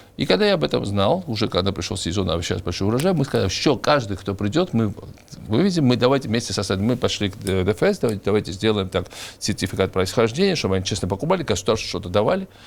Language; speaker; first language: Russian; non-native, local second language; Georgian